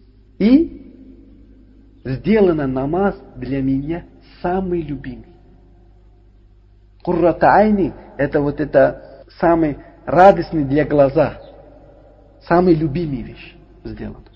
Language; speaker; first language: Russian; non-native, learner; Uzbek